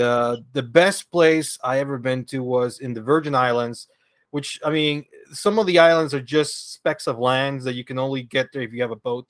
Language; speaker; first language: English; early bilingual, other home language; Spanish